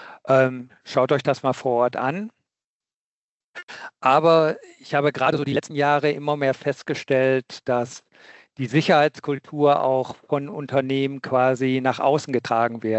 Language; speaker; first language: German; native; German